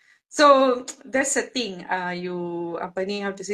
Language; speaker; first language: English; non-native, local second language; Tamil